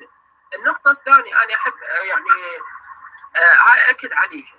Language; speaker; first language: Arabic; native; Arabic